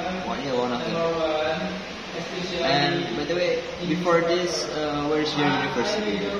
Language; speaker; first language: English; non-native, learner; Indonesian